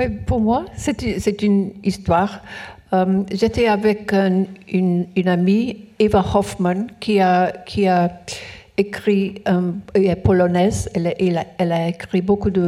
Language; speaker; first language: French; non-native, learner; English